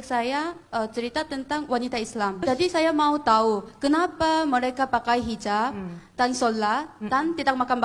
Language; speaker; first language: Indonesian; non-native, fluent; Korean